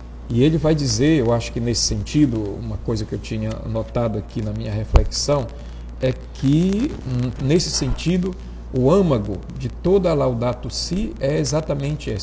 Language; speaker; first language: Portuguese; native; Portuguese